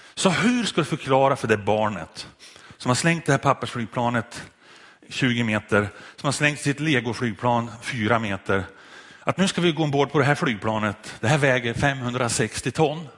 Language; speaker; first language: Swedish; native; Swedish